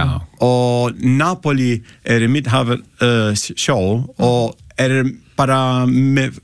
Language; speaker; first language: Icelandic; non-native, learner; Italian